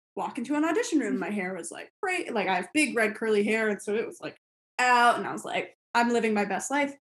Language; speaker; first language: English; native; English